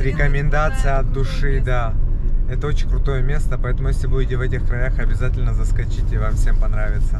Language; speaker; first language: Russian; native; Russian